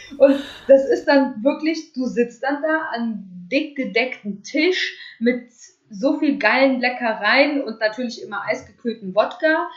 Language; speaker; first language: German; early bilingual, other home language; Russian